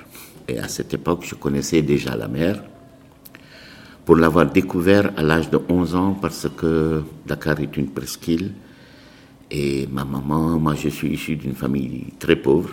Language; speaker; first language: French; non-native, local second language; Arabic